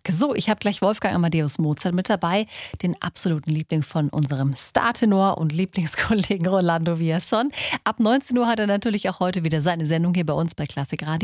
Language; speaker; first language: German; native; German